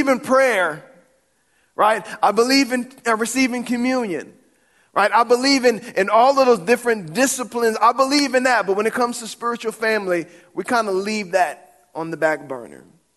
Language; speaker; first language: English; native; English